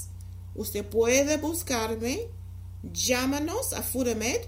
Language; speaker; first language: Spanish; non-native, fluent; English